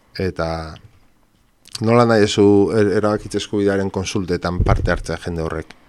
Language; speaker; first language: Basque; non-native, local second language; Spanish